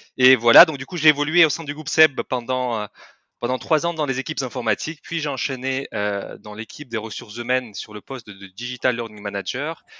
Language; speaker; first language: French; non-native, fluent; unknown